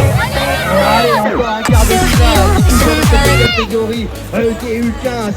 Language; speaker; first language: French; native; French